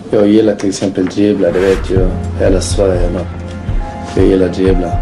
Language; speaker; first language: Swedish; early bilingual, other home language; Bosnian